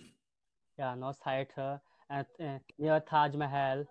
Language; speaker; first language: English; non-native, learner; Hindi